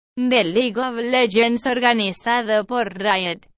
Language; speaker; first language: Spanish; non-native, learner; Portuguese